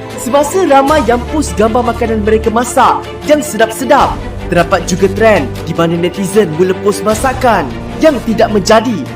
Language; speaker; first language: Malay; native; Malay